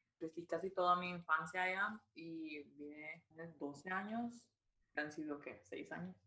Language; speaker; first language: Spanish; native; Spanish